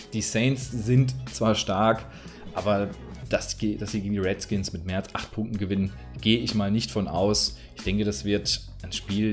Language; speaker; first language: German; native; German